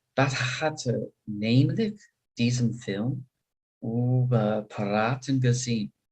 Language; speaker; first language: German; non-native, learner; English